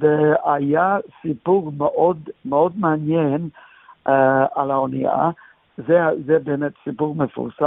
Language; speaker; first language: Hebrew; non-native, fluent; English